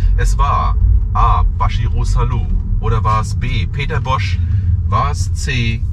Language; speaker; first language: German; native; German